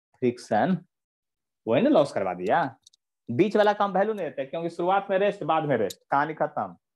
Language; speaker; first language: Hindi; native; Hindi